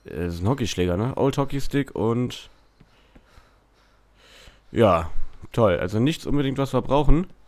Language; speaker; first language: German; native; German